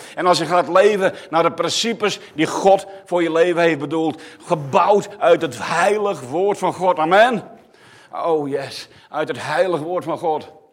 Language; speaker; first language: Dutch; native; Dutch